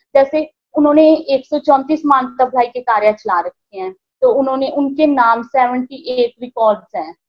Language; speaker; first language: Hindi; native; Hindi